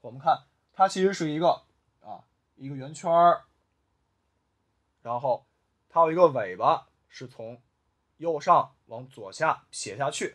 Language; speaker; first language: Chinese; native; Chinese